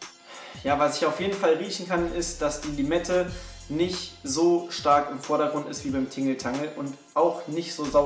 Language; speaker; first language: German; native; German